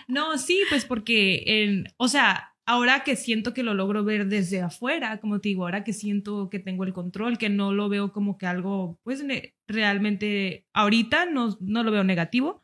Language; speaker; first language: Spanish; early bilingual, heritage; Spanish